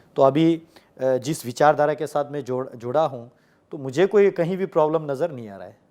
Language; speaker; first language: Hindi; non-native, local second language; Ladakhi